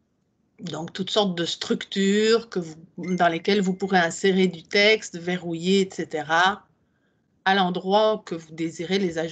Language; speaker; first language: French; native; French